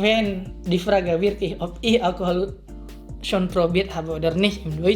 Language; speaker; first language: German; non-native, learner; Indonesian